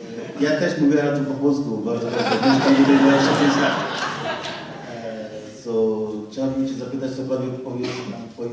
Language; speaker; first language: Polish; non-native, fluent; Hindi